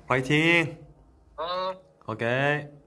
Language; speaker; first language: Korean; native; Korean